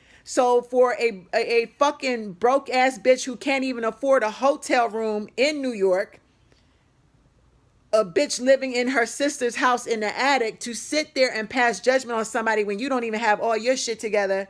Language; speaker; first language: English; native; English